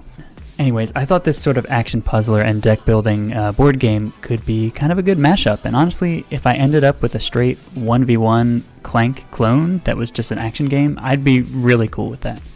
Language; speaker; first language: English; native; English